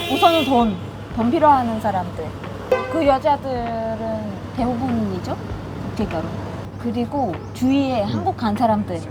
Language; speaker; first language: Korean; non-native, local second language; Vietnamese